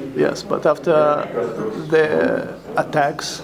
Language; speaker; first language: English; non-native, learner; Russian